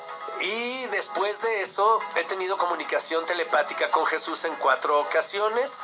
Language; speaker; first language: Spanish; native; Spanish